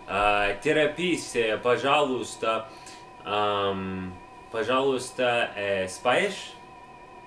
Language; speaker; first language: Russian; non-native, learner; English